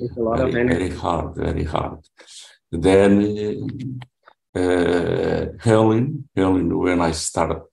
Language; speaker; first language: English; non-native, learner; Portuguese